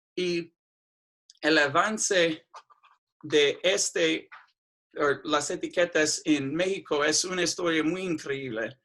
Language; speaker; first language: Spanish; non-native, fluent; English